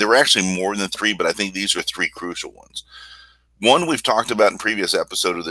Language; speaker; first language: English; native; English